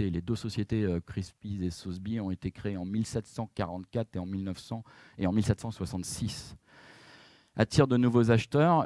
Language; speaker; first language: French; native; French